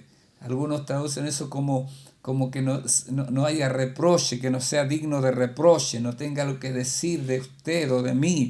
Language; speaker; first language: Spanish; native; Spanish